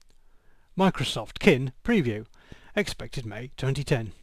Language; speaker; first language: English; native; English